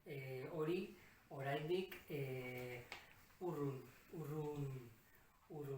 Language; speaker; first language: Basque; non-native, local second language; Catalan